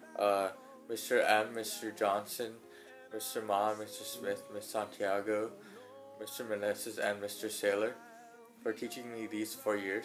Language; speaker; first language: English; early bilingual, other home language; Chinese